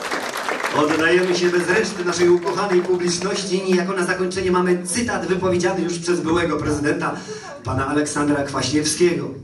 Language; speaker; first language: Polish; native; Polish